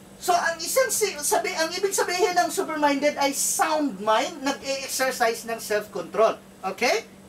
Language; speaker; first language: Filipino; non-native, local second language; Cebuano